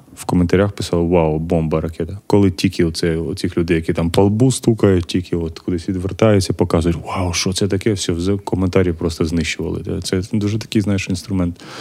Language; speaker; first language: Ukrainian; native; Ukrainian